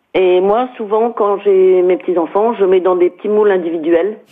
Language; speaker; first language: French; native; French